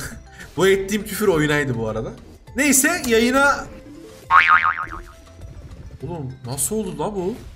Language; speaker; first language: Turkish; native; Turkish